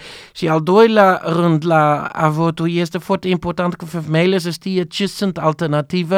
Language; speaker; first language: Romanian; non-native, learner; Dutch